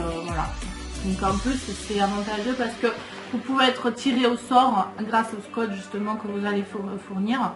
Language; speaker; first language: French; native; French